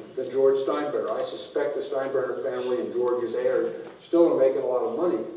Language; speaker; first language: English; native; English